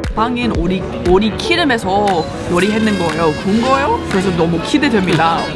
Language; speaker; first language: Korean; non-native, fluent; English